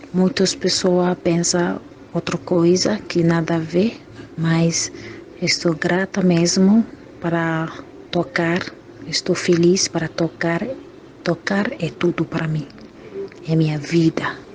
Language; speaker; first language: Portuguese; non-native, learner; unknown